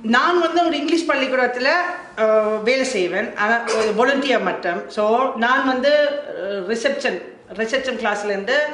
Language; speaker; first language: Tamil; non-native, fluent; German